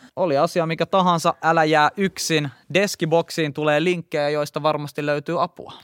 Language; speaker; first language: Finnish; native; Finnish